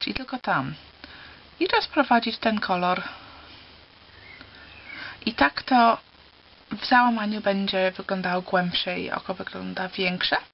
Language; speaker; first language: Polish; early bilingual, heritage; Polish